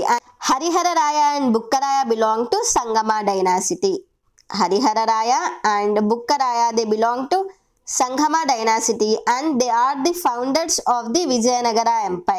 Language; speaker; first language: English; non-native, local second language; Telugu